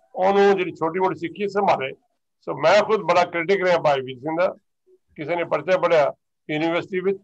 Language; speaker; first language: Hindi; non-native, local second language; Punjabi